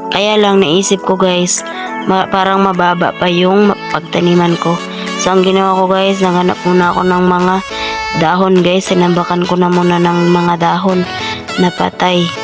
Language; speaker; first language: Filipino; non-native, local second language; Cebuano